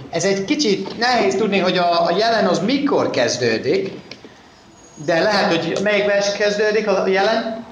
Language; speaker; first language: Hungarian; non-native, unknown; English